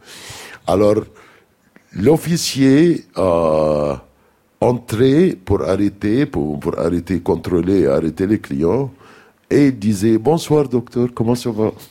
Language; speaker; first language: French; non-native, fluent; Arabic